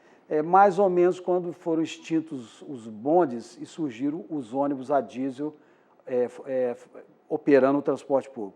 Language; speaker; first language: Portuguese; native; Portuguese